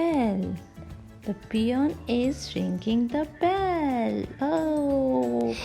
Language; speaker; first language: English; non-native, local second language; Hindi